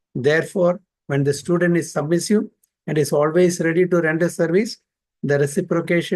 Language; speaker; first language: English; non-native, local second language; Malayalam